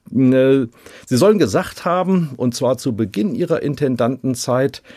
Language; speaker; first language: German; native; German